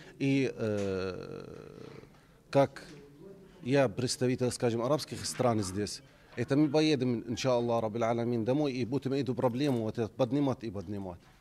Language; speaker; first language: Russian; non-native, fluent; Arabic